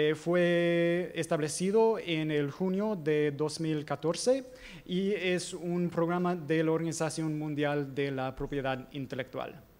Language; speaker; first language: Spanish; non-native, fluent; English